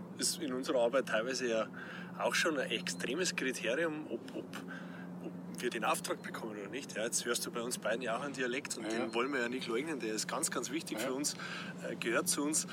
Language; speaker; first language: German; native; German